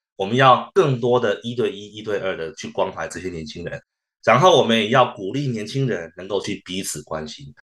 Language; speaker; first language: Chinese; early bilingual, heritage; Chinese